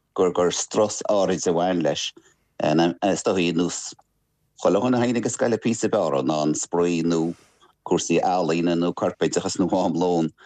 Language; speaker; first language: Irish; non-native, local second language; English